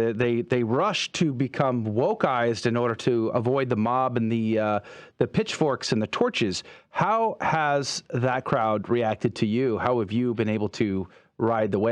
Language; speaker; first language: English; native; English